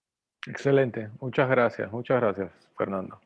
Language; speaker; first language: Spanish; native; Spanish